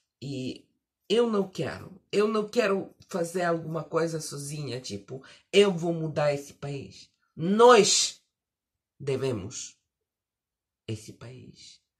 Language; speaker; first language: Portuguese; early bilingual, heritage; Portuguese